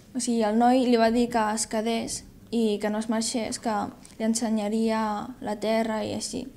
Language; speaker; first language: Catalan; non-native, fluent; Chinese